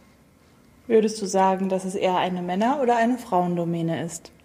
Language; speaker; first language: German; native; German